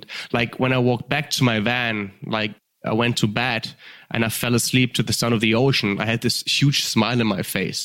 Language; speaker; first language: English; non-native, fluent; German